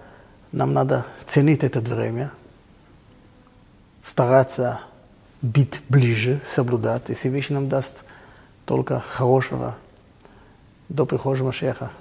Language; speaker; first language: Russian; non-native, fluent; Hebrew